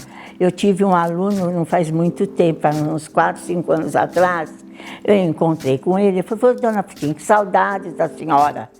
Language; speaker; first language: Portuguese; early bilingual, other home language; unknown